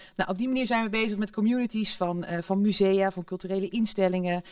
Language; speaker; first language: Dutch; native; Dutch